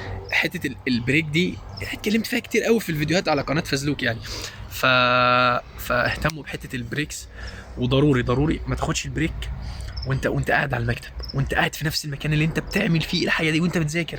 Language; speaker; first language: Arabic; native; Arabic